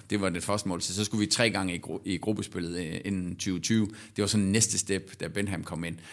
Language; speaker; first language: Danish; native; Danish